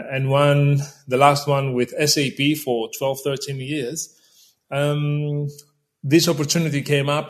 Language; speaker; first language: English; non-native, fluent; Greek